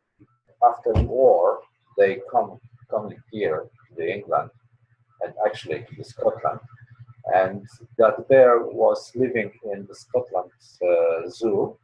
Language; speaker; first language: English; non-native, learner; Polish